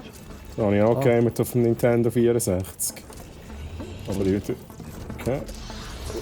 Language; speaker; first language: German; native; German